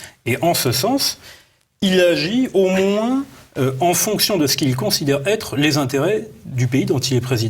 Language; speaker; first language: French; native; French